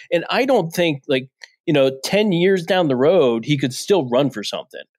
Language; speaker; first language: English; native; English